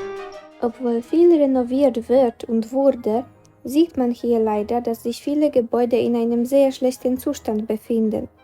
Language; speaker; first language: German; non-native, fluent; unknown